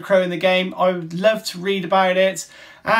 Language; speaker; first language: English; native; English